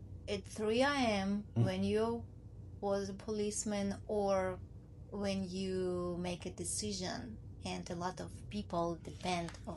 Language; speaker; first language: English; non-native, learner; Ukrainian